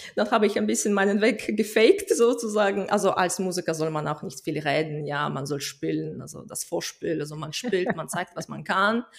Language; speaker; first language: German; non-native, fluent; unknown